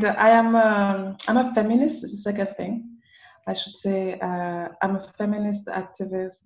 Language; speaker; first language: English; non-native, local second language; French